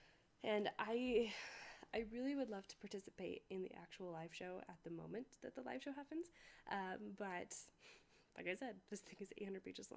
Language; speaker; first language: English; native; English